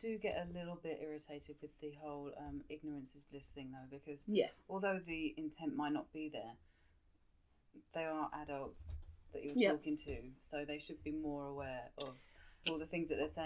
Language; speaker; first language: English; native; English